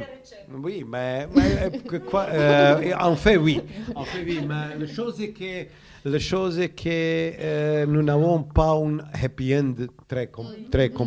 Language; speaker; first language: French; non-native, learner; Croatian